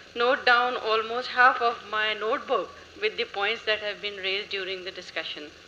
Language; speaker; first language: English; non-native, local second language; Urdu